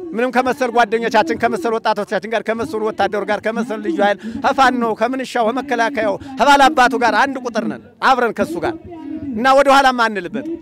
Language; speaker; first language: Amharic; native; Amharic